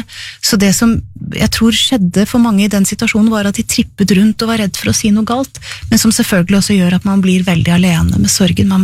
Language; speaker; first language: Norwegian; native; Norwegian